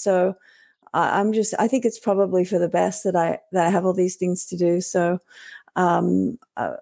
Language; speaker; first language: English; native; English